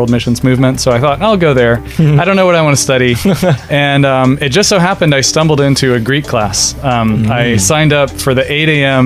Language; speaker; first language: English; native; English